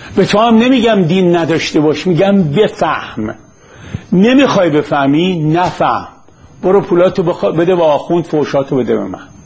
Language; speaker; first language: Persian; native; Persian